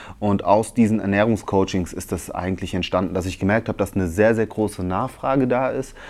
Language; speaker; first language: German; early bilingual, other home language; Italian